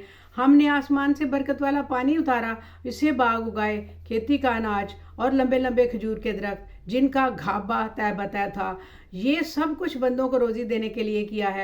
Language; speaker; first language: Urdu; native; Urdu